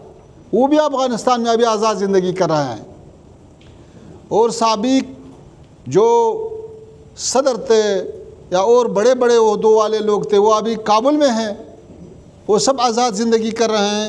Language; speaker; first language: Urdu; non-native, learner; Pashto